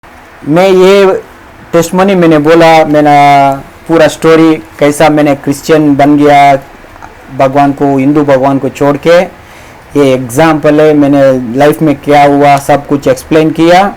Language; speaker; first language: Hindi; early bilingual, heritage; Hindi